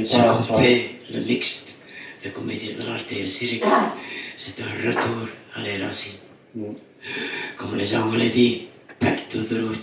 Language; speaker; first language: French; non-native, fluent; Dutch